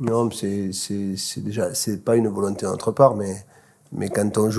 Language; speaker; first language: French; native; French